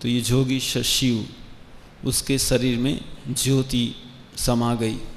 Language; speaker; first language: Hindi; non-native, local second language; Bangla